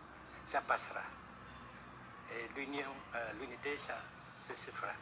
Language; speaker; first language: French; non-native, local second language; Vietnamese